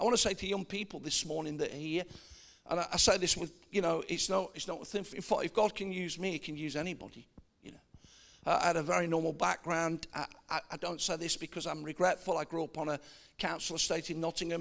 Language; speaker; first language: English; native; English